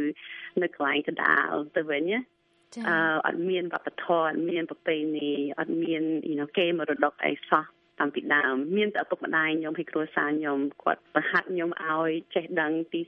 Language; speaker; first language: Khmer; early bilingual, heritage; Khmer